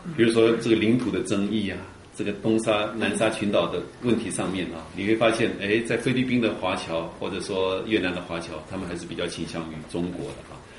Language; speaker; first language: Chinese; early bilingual, heritage; Chinese